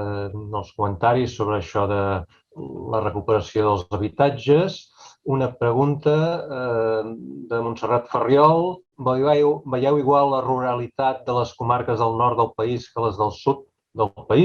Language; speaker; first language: Catalan; native; Catalan